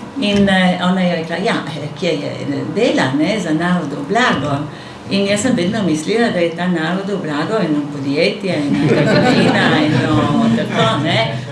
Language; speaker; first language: Slovenian; native; Slovenian